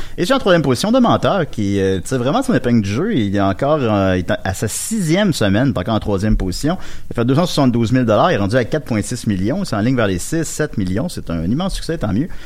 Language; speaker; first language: French; native; French